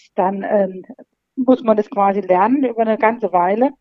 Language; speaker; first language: German; native; German